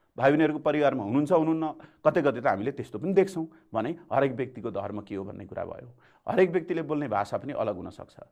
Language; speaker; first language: Nepali; native; Nepali